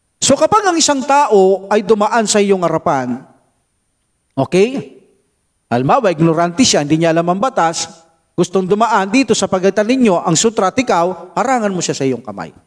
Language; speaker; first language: Filipino; non-native, local second language; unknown